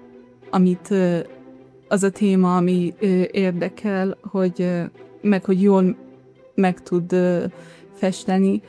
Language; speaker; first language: Hungarian; early bilingual, other home language; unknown